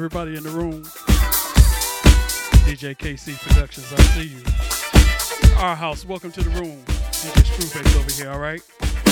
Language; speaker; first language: English; native; English